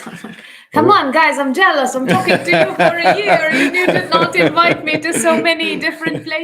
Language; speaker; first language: English; non-native, fluent; Ukrainian